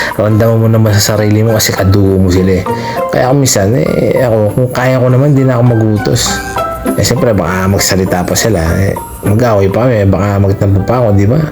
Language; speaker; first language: Filipino; non-native, local second language; Pampanga